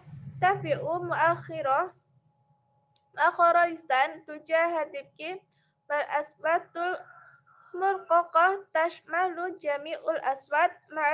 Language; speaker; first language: Arabic; non-native, learner; Indonesian